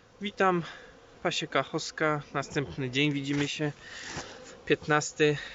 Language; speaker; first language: Polish; native; Polish